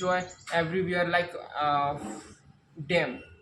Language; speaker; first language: English; non-native, learner; Hindi